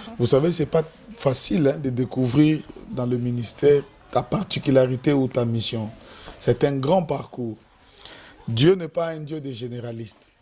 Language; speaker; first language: French; non-native, local second language; Lingala